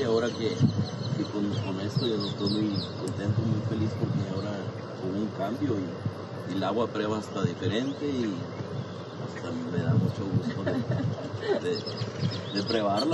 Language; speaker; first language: Spanish; early bilingual, heritage; Spanish